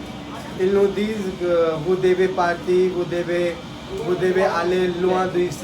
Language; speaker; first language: French; non-native, learner; Hindi